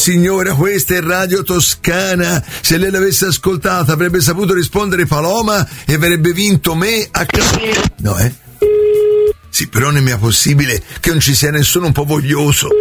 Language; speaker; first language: Italian; native; Italian